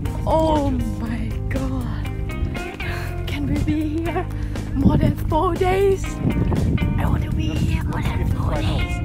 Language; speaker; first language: English; non-native, learner; Thai